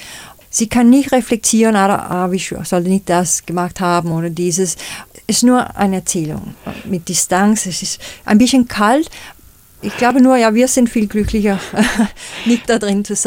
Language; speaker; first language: German; non-native, fluent; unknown